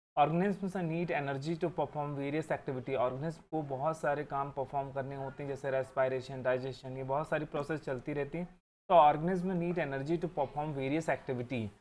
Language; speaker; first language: Hindi; native; Hindi